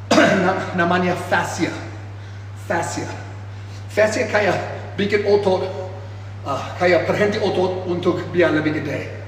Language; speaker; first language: Indonesian; non-native, fluent; English